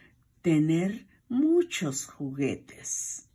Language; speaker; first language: Spanish; non-native, fluent; English